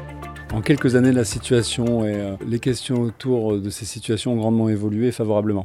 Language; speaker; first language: French; native; French